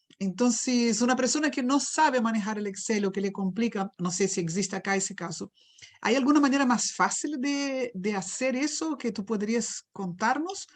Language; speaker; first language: Spanish; non-native, fluent; Portuguese